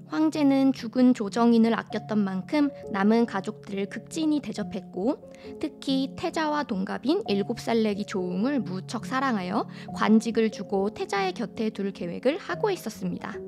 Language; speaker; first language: Korean; native; Korean